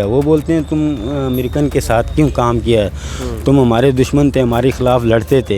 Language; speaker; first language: Hindi; non-native, fluent; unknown